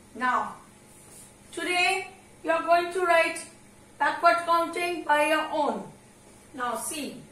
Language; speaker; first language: English; non-native, local second language; Hindi